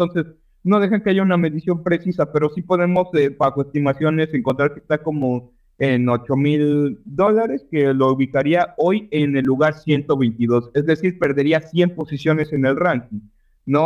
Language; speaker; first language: Spanish; native; Spanish